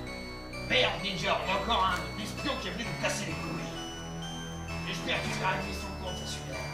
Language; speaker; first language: French; native; French